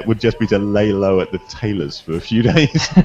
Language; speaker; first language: English; native; English